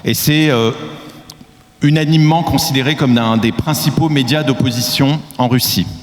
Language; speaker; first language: French; native; French